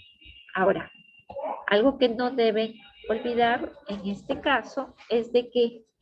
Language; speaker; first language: Spanish; native; Spanish